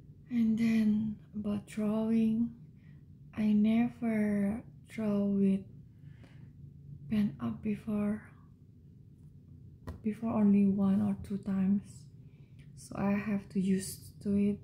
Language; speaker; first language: English; non-native, learner; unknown